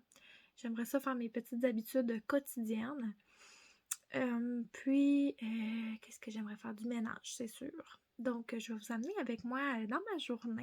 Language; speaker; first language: French; native; French